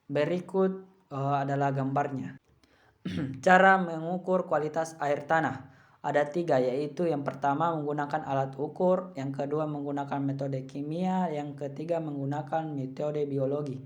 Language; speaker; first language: Indonesian; native; Indonesian